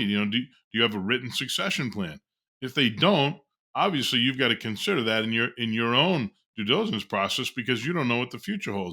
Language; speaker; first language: English; native; English